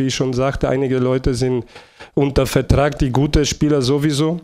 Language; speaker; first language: German; non-native, fluent; Bulgarian